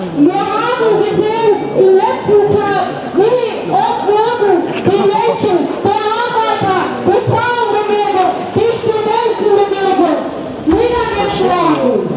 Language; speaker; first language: German; non-native, fluent; Persian